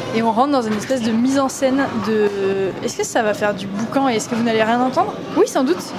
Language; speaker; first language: French; native; French